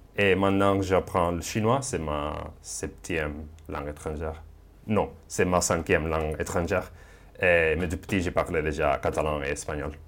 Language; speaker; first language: French; non-native, fluent; Spanish